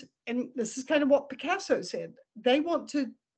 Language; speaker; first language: English; native; English